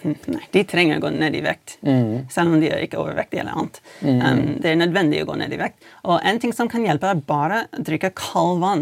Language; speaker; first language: Norwegian; non-native, fluent; English